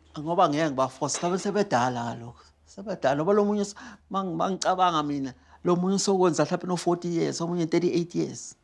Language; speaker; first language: Zulu; non-native, local second language; Xhosa